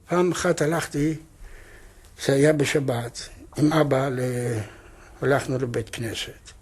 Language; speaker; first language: Hebrew; non-native, fluent; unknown